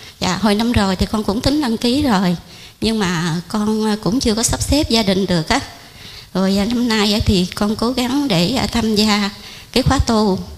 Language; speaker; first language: Vietnamese; non-native, local second language; Khmer